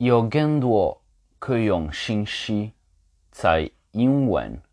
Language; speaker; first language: Chinese; non-native, learner; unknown